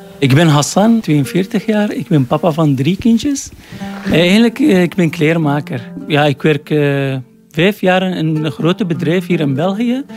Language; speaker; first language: Dutch; non-native, learner; Arabic